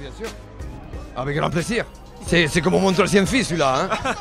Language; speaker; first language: French; non-native, fluent; Spanish